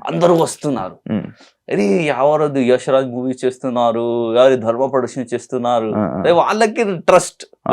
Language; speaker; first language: Telugu; non-native, local second language; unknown